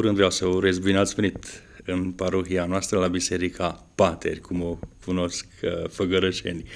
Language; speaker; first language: Romanian; non-native, local second language; Hungarian